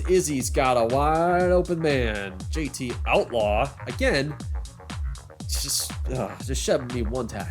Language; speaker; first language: English; native; English